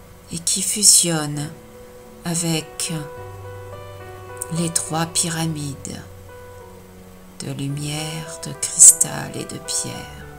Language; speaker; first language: French; native; French